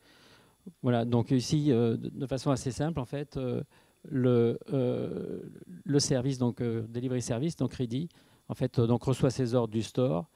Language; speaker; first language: French; native; French